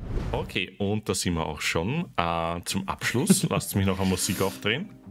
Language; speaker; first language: German; native; German